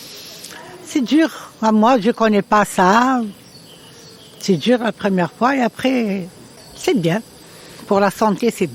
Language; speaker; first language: French; non-native, learner; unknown